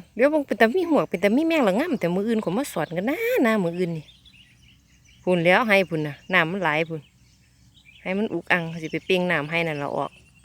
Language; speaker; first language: Thai; native; Thai